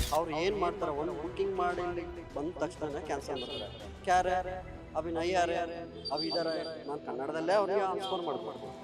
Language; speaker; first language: Kannada; native; Kannada